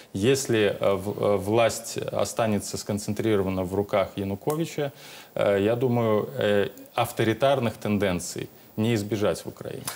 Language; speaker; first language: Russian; native; Russian